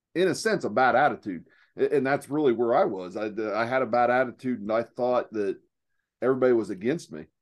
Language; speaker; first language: English; native; English